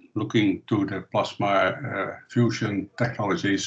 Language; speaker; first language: English; non-native, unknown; Dutch